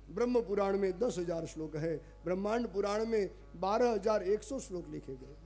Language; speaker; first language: Hindi; non-native, local second language; Gujarati